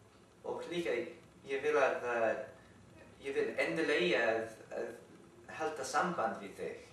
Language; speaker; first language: Icelandic; non-native, learner; English